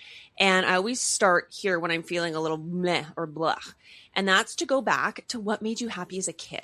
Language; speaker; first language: English; native; English